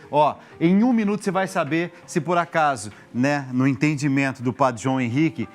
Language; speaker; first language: Portuguese; native; Portuguese